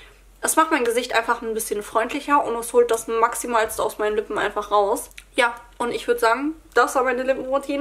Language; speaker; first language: German; native; German